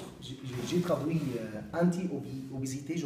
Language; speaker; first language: French; non-native, learner; Arabic